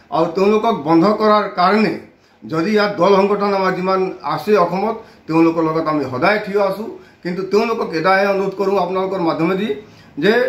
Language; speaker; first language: Assamese; non-native, local second language; Bhojpuri